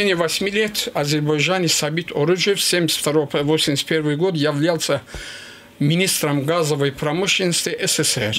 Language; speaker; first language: Russian; non-native, local second language; Azerbaijani